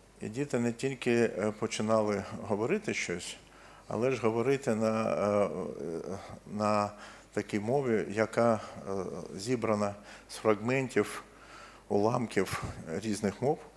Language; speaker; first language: Ukrainian; non-native, local second language; Russian